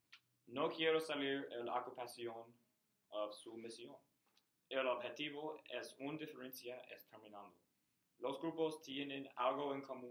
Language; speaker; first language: Spanish; non-native, learner; English